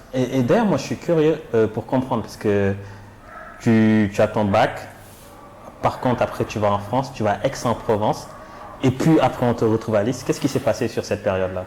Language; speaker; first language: French; non-native, local second language; Wolof